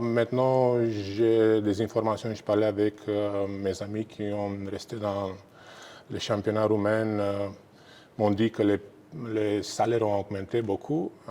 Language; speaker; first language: French; non-native, fluent; Romanian